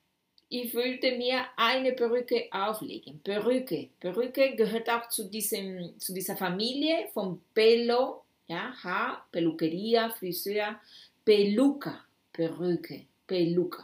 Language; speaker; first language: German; non-native, fluent; Spanish